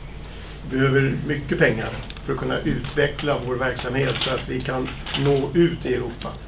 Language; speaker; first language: Swedish; native; Swedish